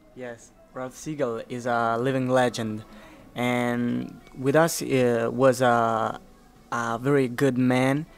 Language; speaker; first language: English; non-native, learner; Italian